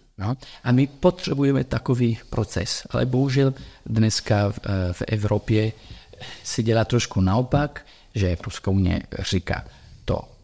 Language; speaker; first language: Czech; non-native, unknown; Italian